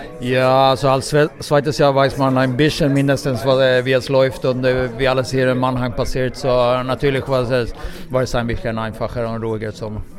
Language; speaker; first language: German; non-native, fluent; Swedish